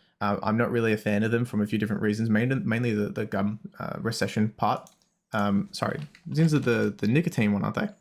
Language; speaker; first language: English; native; English